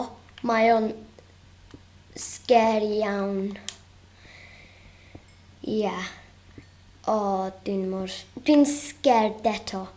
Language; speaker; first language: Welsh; non-native, local second language; English